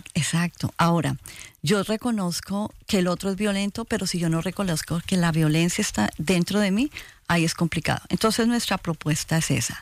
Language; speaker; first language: Spanish; native; Spanish